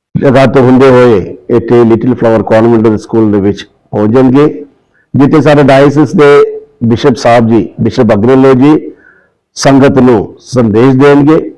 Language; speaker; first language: Punjabi; non-native, local second language; Malayalam